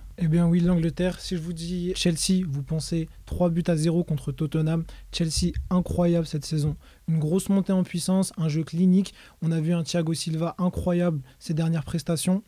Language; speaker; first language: French; native; French